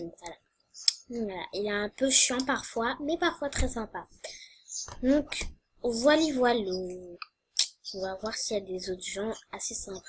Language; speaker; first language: French; native; French